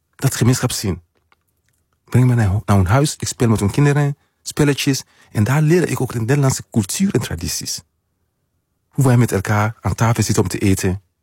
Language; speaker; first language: Dutch; non-native, learner; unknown